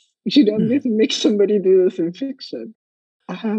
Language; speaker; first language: English; non-native, local second language; Yoruba